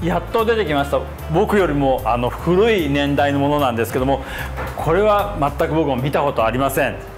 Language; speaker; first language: Japanese; native; Japanese